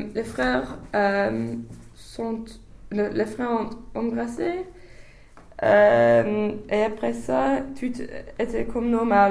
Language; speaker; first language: French; non-native, learner; English